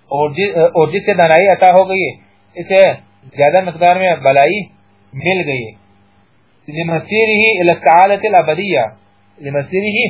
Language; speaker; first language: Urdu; non-native, local second language; Pashto